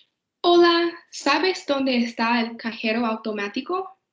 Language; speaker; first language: Spanish; non-native, learner; English